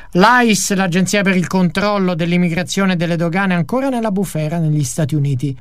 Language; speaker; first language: Italian; native; Italian